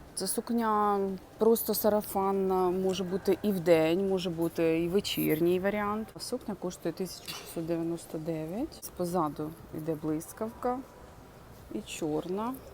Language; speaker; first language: Ukrainian; non-native, local second language; Russian